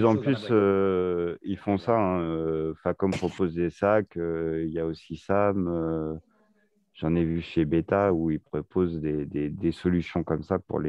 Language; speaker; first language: French; native; French